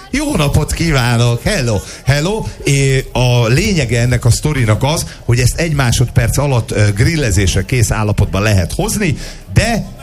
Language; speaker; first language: Hungarian; native; Hungarian